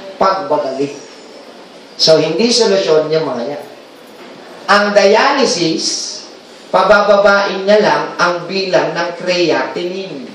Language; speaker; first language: Filipino; native; Filipino